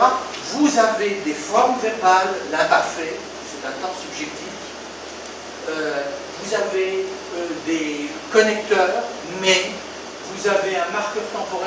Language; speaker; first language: French; native; French